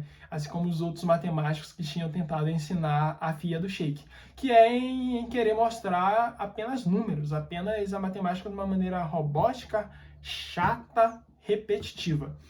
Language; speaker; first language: Portuguese; native; Portuguese